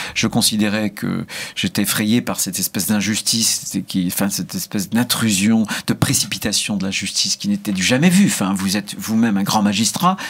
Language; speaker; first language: French; native; French